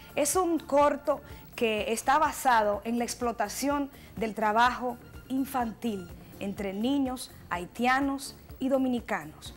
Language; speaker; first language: Spanish; native; Spanish